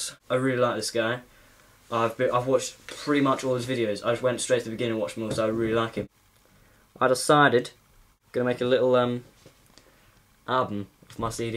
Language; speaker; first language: English; native; English